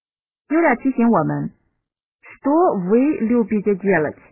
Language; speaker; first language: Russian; non-native, fluent; Chinese